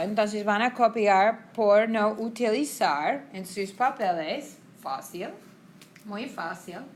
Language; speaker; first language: Spanish; non-native, fluent; English